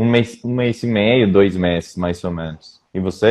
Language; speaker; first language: Portuguese; non-native, fluent; Spanish